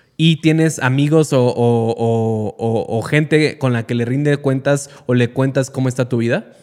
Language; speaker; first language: Spanish; native; Spanish